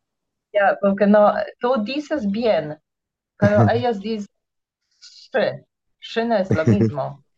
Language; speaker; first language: Spanish; non-native, learner; Polish